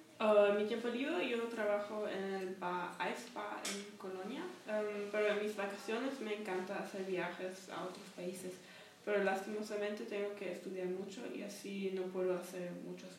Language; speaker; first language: Spanish; non-native, learner; German